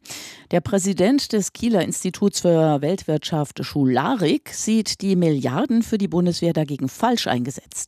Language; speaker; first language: German; native; German